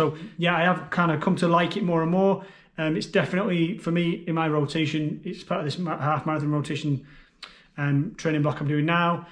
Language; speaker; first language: English; native; English